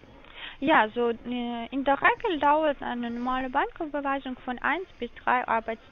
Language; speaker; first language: German; non-native, learner; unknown